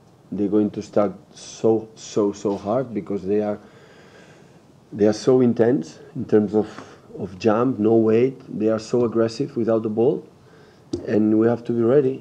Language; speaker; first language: English; non-native, fluent; Catalan